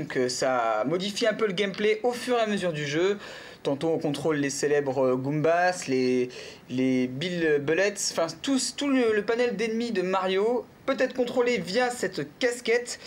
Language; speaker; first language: French; native; French